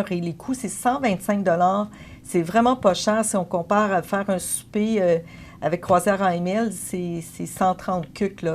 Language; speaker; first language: French; native; French